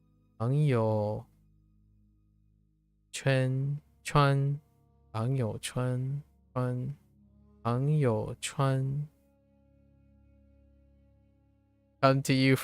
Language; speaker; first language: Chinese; non-native, learner; English